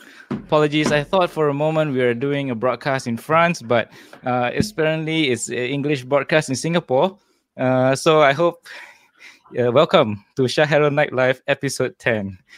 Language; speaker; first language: English; non-native, local second language; Malay